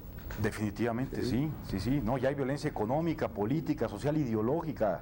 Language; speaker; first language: Spanish; native; Spanish